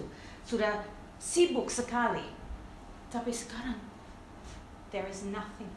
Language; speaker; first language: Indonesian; non-native, fluent; English